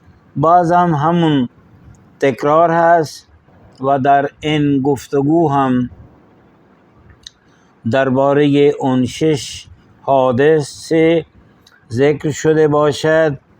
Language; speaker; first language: Persian; non-native, fluent; Urdu